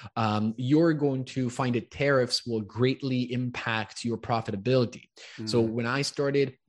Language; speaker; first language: English; early bilingual, other home language; Italian